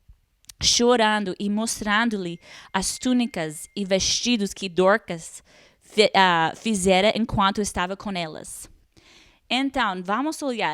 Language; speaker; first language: Portuguese; non-native, fluent; English